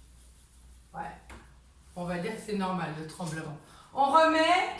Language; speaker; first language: French; native; French